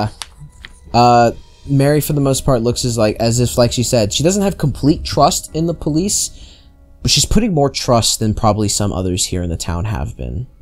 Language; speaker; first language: English; native; English